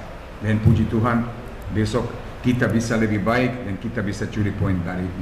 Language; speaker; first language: Indonesian; non-native, fluent; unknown